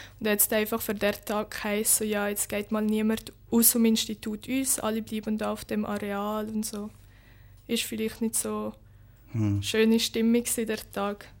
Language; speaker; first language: German; early bilingual, other home language; Bosnian